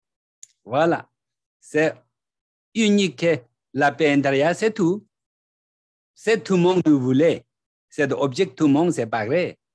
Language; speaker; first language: French; non-native, learner; Tibetan